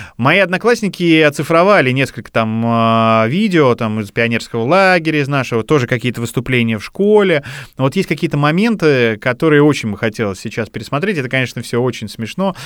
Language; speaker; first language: Russian; native; Russian